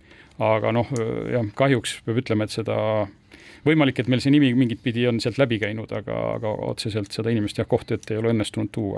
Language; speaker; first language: Estonian; native; Estonian